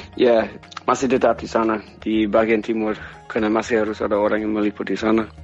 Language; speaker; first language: Indonesian; non-native, fluent; English